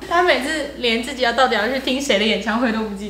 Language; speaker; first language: Chinese; native; Chinese